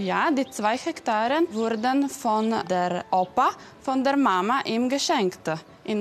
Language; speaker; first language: German; non-native, fluent; Italian